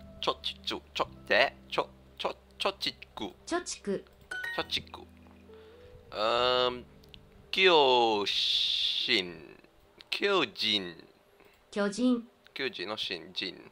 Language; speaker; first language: Japanese; non-native, learner; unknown